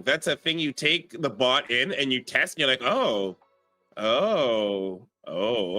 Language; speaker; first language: English; native; English